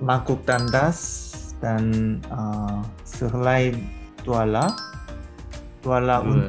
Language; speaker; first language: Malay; non-native, learner; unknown